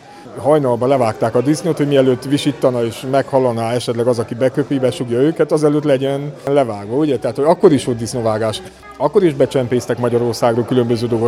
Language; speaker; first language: Hungarian; native; Hungarian